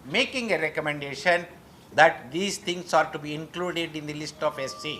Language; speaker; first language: English; non-native, local second language; Kannada